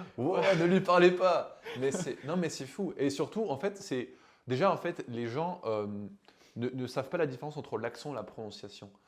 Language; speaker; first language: French; native; French